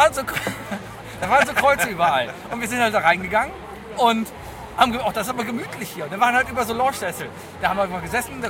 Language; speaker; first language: German; native; German